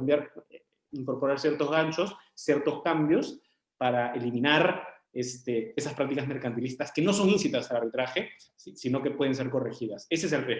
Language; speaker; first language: Spanish; native; Spanish